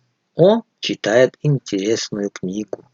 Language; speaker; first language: Russian; non-native, fluent; Tajik